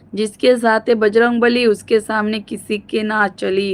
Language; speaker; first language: Hindi; non-native, local second language; Marathi